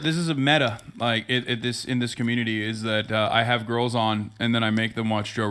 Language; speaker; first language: English; native; English